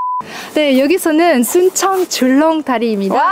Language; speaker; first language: Korean; non-native, learner; French